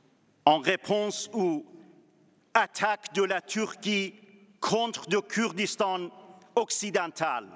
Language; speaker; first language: French; non-native, learner; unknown